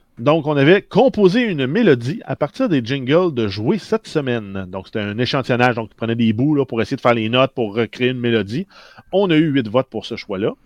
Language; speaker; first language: French; native; French